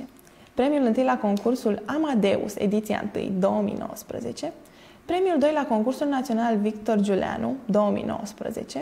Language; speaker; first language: Romanian; native; Romanian